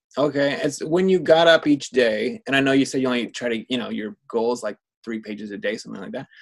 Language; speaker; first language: English; native; English